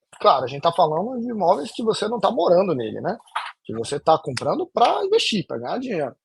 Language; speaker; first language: Portuguese; native; Portuguese